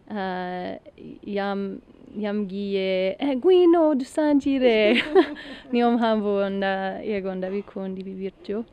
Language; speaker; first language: Kinyarwanda; non-native, learner; English